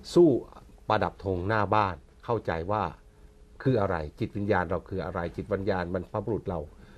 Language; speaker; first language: Thai; native; Thai